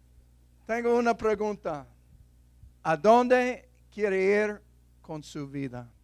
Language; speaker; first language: Spanish; non-native, fluent; English